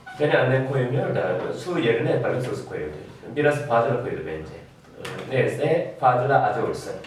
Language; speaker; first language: Turkish; non-native, fluent; Korean